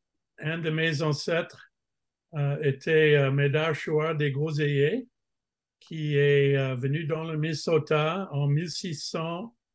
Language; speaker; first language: French; non-native, fluent; English